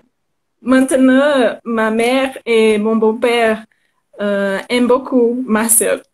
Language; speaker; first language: French; non-native, learner; Portuguese